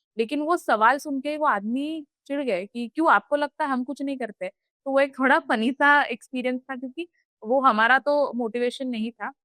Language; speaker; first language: Hindi; non-native, local second language; Marathi